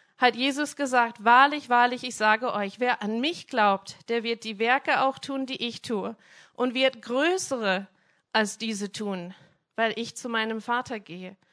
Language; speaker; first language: German; non-native, fluent; English